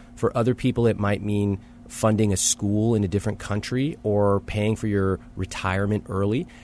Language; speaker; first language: English; early bilingual, other home language; Hindi